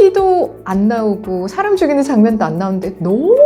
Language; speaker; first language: Korean; native; Korean